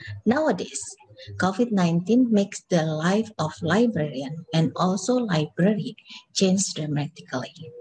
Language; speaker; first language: English; non-native, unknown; Indonesian